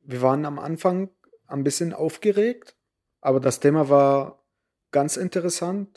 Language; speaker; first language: German; non-native, fluent; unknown